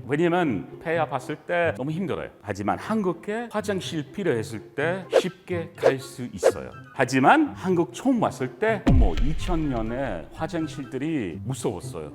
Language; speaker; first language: Korean; non-native, learner; English